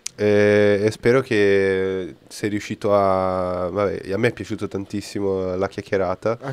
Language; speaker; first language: Italian; non-native, fluent; Portuguese